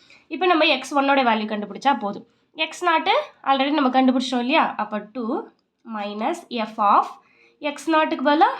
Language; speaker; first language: Tamil; native; Tamil